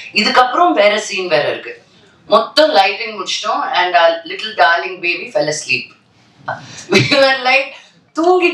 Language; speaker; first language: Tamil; non-native, local second language; Telugu